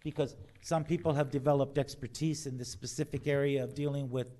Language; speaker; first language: English; native; English